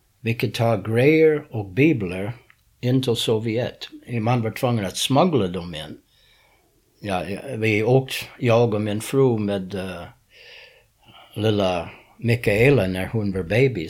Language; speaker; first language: Swedish; non-native, fluent; English